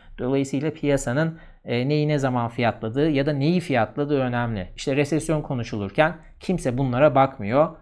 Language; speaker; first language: Turkish; native; Turkish